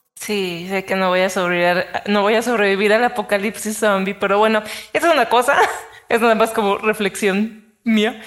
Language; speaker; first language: Spanish; native; Spanish